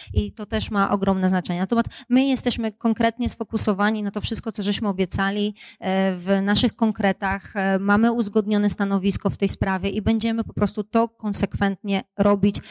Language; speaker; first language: Polish; native; Polish